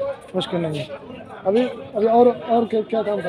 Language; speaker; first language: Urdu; non-native, local second language; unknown